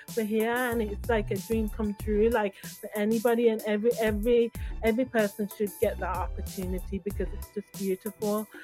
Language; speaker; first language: English; native; English